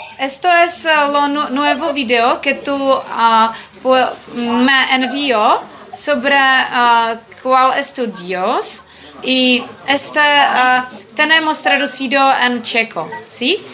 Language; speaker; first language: Spanish; non-native, learner; Czech